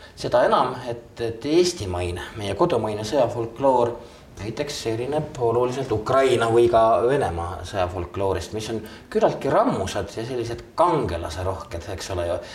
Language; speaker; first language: Estonian; native; Estonian